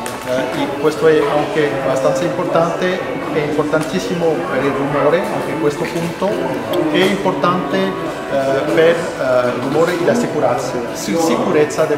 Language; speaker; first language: Italian; non-native, fluent; French